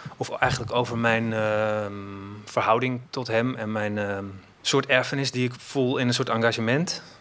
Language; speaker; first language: Dutch; native; Dutch